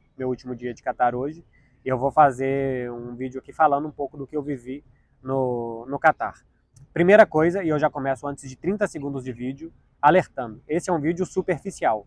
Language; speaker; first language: Portuguese; native; Portuguese